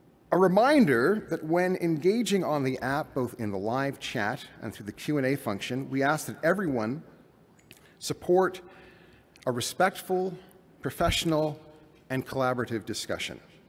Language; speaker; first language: English; native; English